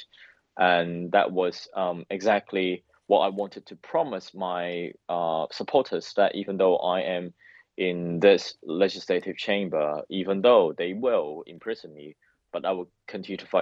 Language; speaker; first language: English; non-native, local second language; Cantonese